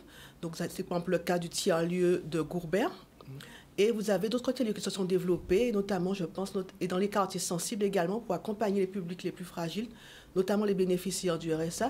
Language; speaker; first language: French; native; French